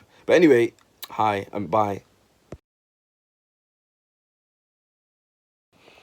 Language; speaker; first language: English; native; English